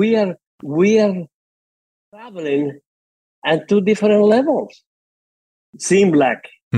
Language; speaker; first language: English; non-native, fluent; Spanish